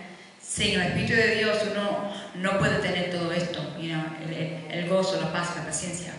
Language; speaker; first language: Spanish; early bilingual, heritage; Spanish